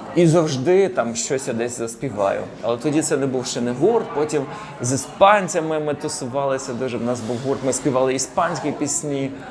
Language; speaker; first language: Ukrainian; native; Ukrainian